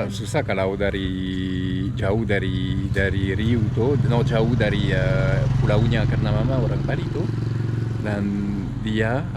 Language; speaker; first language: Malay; non-native, fluent; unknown